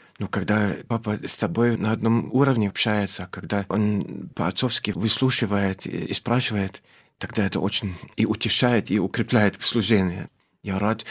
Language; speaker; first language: Russian; non-native, fluent; German